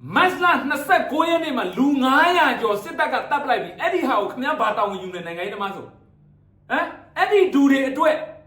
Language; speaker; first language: Burmese; native; Burmese